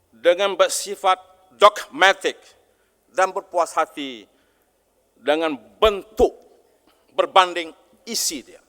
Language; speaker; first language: Malay; native; Malay